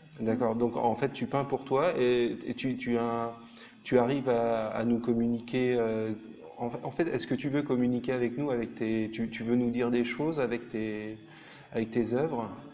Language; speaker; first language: French; native; French